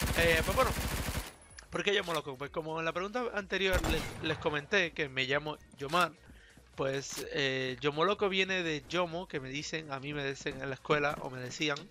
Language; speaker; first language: Spanish; native; Spanish